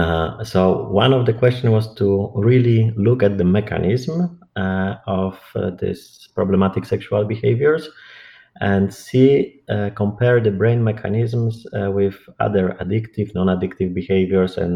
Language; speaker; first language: English; non-native, fluent; Polish